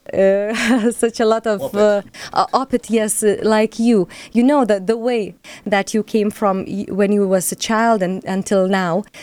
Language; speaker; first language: English; non-native, learner; Lithuanian